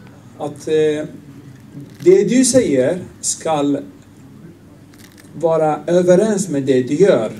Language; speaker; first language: Swedish; non-native, fluent; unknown